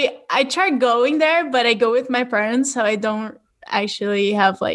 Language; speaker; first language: English; non-native, fluent; Portuguese